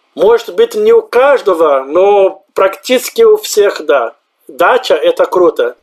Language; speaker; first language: Russian; non-native, fluent; Portuguese